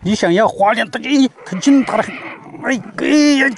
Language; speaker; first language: Chinese; native; Chinese